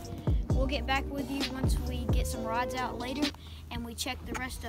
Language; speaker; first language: English; native; English